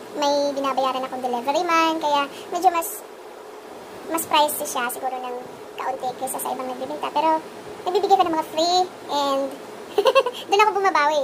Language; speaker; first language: Filipino; non-native, local second language; Cebuano